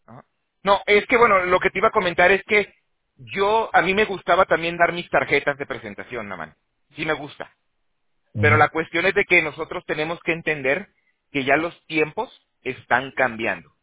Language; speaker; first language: Spanish; native; Spanish